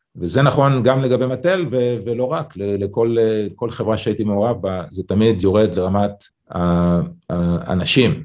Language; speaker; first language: Hebrew; native; Hebrew